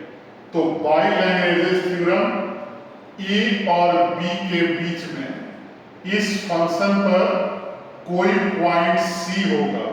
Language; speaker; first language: Hindi; native; Hindi